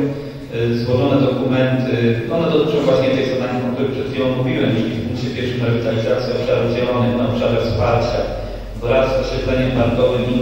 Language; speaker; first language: Polish; native; Polish